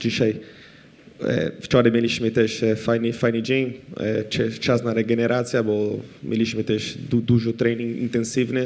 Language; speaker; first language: Polish; non-native, fluent; Portuguese